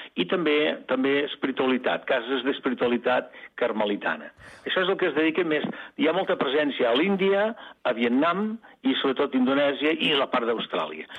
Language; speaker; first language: Catalan; native; Catalan